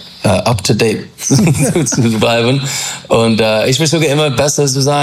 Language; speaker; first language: German; non-native, learner; English